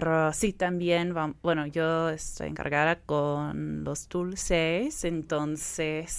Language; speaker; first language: Spanish; non-native, fluent; English